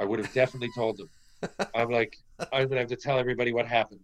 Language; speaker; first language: English; native; English